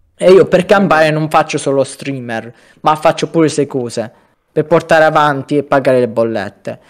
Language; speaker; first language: Italian; native; Italian